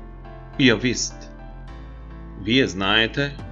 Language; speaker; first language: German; non-native, fluent; Macedonian